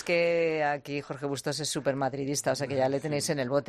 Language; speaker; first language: Spanish; native; Spanish